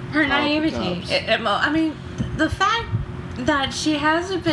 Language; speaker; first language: English; native; English